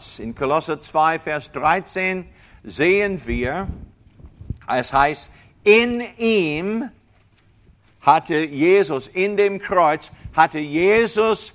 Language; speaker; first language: German; non-native, fluent; English